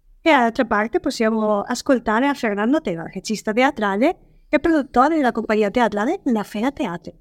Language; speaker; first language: Italian; non-native, learner; Spanish